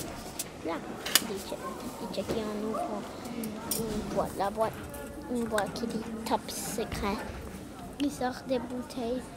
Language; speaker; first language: French; non-native, learner; English